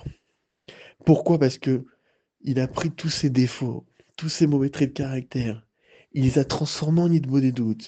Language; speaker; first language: French; native; French